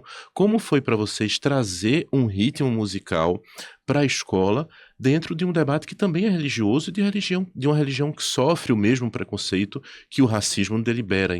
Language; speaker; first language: Portuguese; native; Portuguese